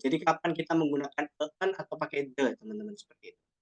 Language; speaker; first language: Indonesian; native; Indonesian